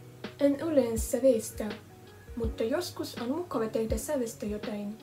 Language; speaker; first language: Finnish; non-native, learner; Russian